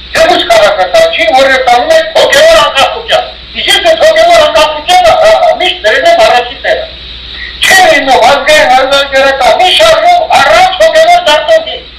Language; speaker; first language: Armenian; early bilingual, heritage; Armenian